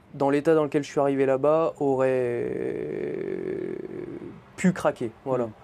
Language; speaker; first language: French; native; French